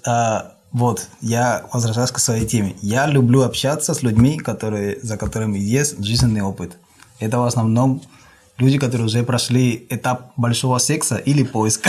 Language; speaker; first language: Russian; non-native, fluent; Spanish